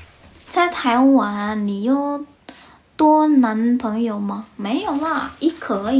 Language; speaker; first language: Chinese; non-native, learner; Indonesian